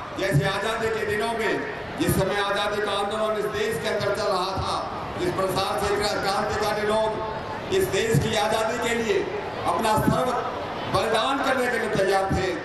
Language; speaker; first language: Hindi; native; Hindi